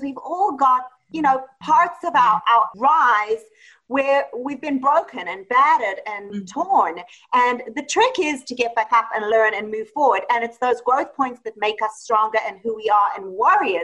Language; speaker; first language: English; native; English